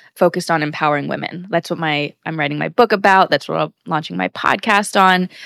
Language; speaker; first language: English; native; English